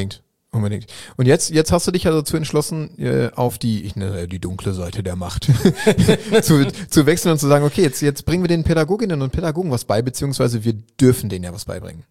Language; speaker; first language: German; native; German